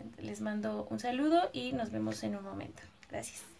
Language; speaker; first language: Spanish; native; Spanish